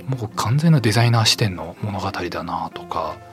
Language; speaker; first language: Japanese; early bilingual, heritage; Japanese